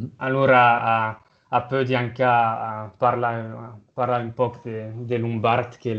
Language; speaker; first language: Italian; non-native, local second language; French